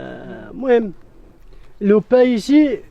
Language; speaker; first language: French; non-native, learner; Central Atlas Tamazight